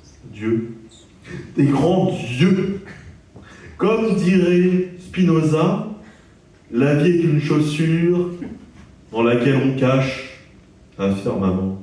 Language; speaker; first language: French; native; French